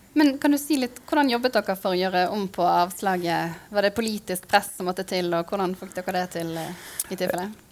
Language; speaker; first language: Norwegian; native; Norwegian